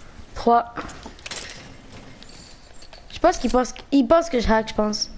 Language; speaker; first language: French; native; French